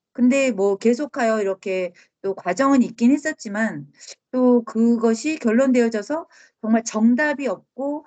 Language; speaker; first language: Korean; native; Korean